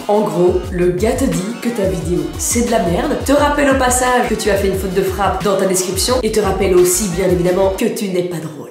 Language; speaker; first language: French; native; French